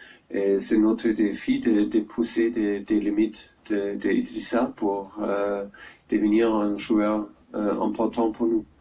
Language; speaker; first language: French; non-native, learner; German